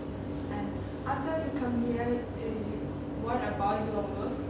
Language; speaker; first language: English; non-native, learner; Thai